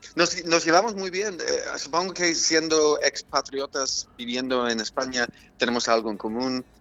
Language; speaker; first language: Spanish; non-native, fluent; English